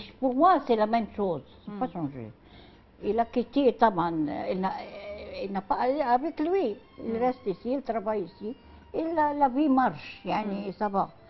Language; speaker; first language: French; non-native, learner; Arabic